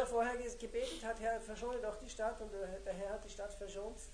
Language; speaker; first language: German; native; German